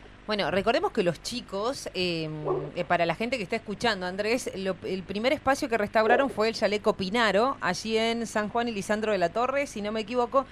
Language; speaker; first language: Spanish; native; Spanish